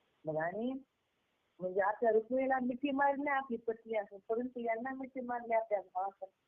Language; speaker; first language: Marathi; native; Marathi